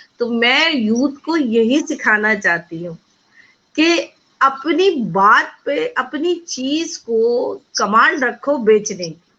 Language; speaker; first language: Urdu; native; Urdu